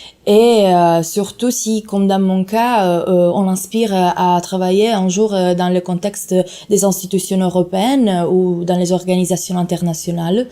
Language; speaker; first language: French; non-native, fluent; Italian